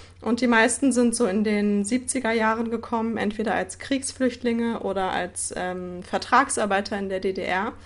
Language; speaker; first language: German; native; German